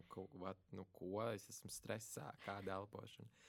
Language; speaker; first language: Latvian; native; Latvian